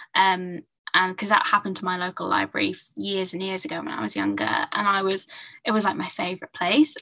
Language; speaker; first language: English; native; English